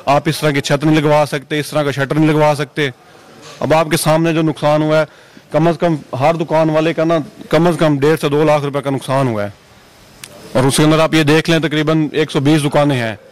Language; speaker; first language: Urdu; native; Urdu